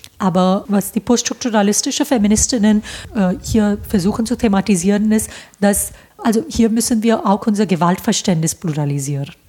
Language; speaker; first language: German; non-native, fluent; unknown